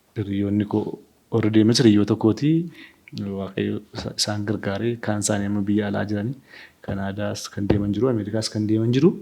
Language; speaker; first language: Oromo; native; Oromo